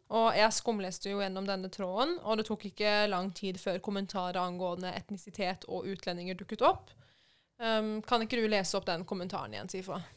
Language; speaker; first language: Norwegian; early bilingual, other home language; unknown